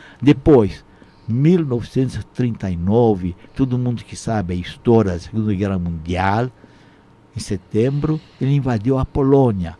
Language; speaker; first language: Portuguese; non-native, fluent; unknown